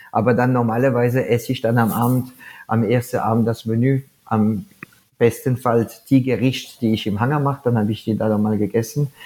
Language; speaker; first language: German; non-native, fluent; French